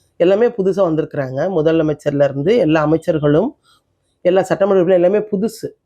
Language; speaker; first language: Tamil; native; Tamil